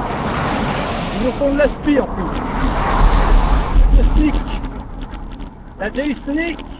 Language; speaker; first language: French; native; French